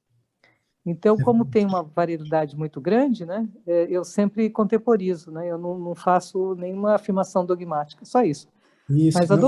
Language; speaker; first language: Portuguese; native; Portuguese